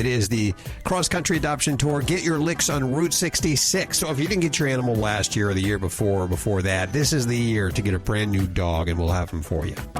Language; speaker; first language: English; native; English